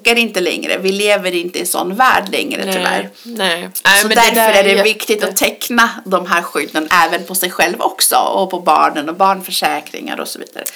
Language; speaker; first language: Swedish; early bilingual, other home language; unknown